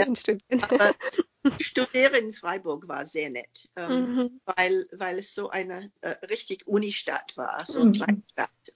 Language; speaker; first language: German; non-native, fluent; English